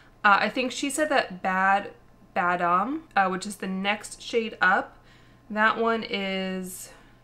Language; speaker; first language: English; native; English